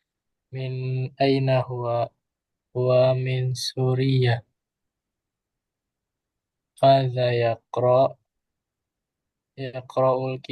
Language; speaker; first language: Arabic; non-native, learner; Indonesian